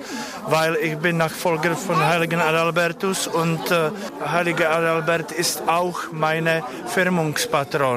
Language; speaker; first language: German; non-native, fluent; Czech